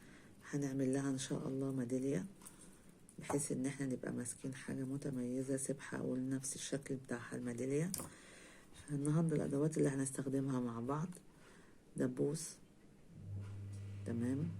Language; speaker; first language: Arabic; native; Arabic